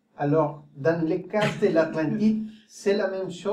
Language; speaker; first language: French; non-native, fluent; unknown